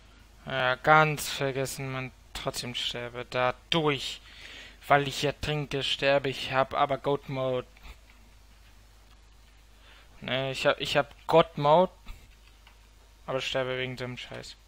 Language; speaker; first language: German; native; German